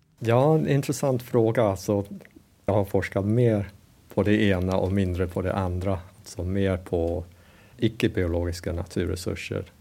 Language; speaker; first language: Swedish; non-native, fluent; English